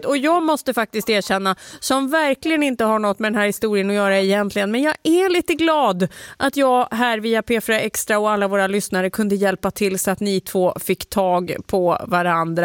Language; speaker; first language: Swedish; native; Swedish